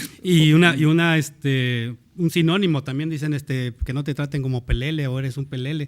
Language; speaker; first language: Spanish; native; Spanish